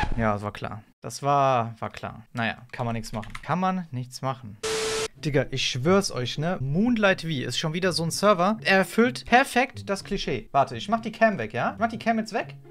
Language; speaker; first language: German; native; German